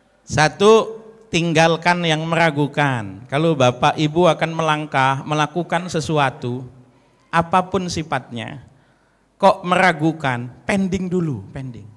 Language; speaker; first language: Indonesian; native; Indonesian